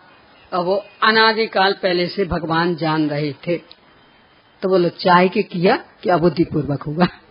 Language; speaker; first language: Hindi; native; Hindi